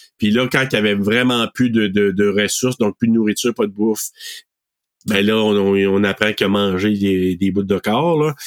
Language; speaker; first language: French; native; French